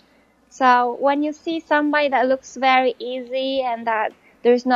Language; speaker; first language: English; non-native, fluent; Polish